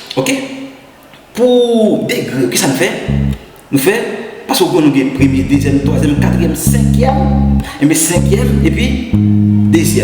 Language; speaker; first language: French; non-native, learner; Haitian Creole